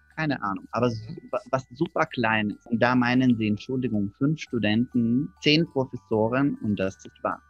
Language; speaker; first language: German; non-native, fluent; Russian